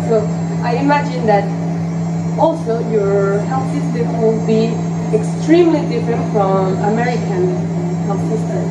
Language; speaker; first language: English; non-native, fluent; Spanish